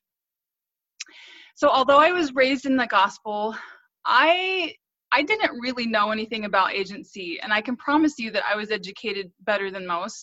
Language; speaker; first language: English; native; English